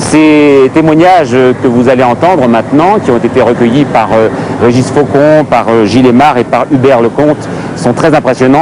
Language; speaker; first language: French; native; French